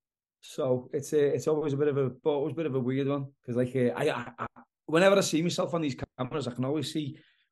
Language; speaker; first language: English; native; English